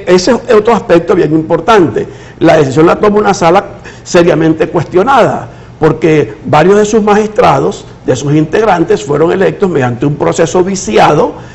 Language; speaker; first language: Spanish; native; Spanish